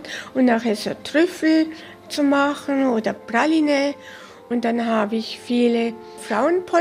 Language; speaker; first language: German; early bilingual, heritage; German